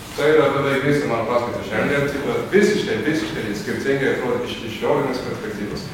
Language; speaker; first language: Lithuanian; non-native, fluent; English